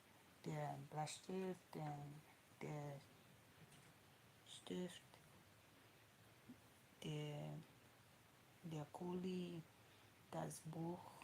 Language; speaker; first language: German; non-native, learner; English